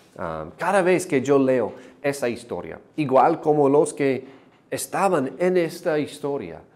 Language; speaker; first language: Spanish; non-native, fluent; English